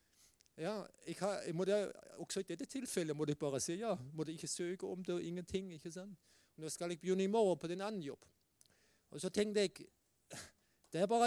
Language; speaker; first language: Norwegian; non-native, fluent; German